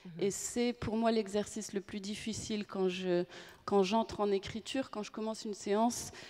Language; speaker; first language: French; native; French